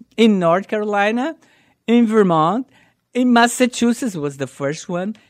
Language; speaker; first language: English; non-native, learner; Portuguese